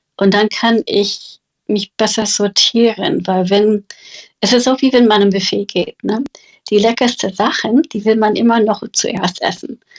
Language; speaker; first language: German; non-native, fluent; English